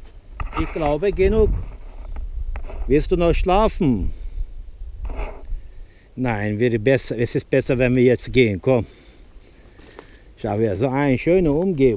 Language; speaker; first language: German; non-native, fluent; Turkish